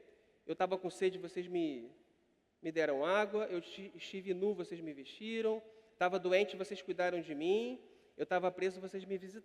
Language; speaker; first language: Portuguese; native; Portuguese